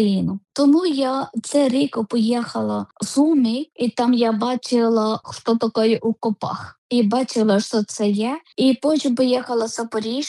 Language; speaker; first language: Ukrainian; non-native, learner; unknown